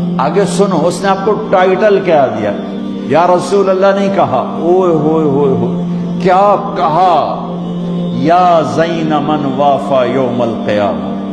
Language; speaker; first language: Urdu; non-native, local second language; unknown